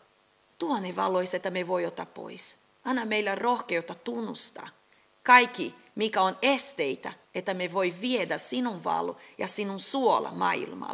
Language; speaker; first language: Finnish; non-native, local second language; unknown